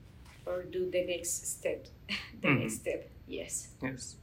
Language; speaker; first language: English; non-native, learner; Spanish